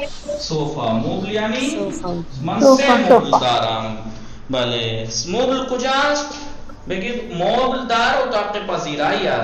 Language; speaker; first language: Persian; non-native, fluent; Urdu